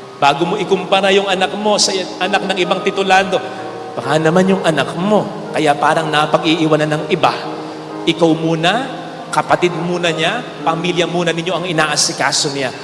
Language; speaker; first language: Filipino; native; Filipino